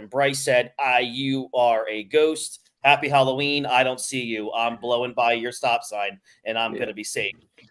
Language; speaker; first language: English; native; English